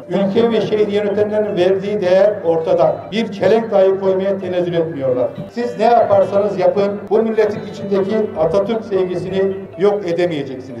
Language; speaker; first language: Turkish; native; Turkish